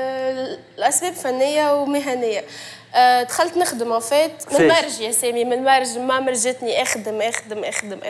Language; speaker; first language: Arabic; native; Arabic